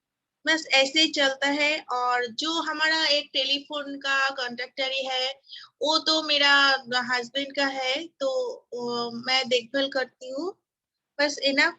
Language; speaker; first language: Hindi; non-native, local second language; Bangla